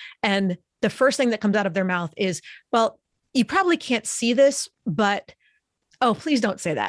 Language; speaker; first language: English; native; English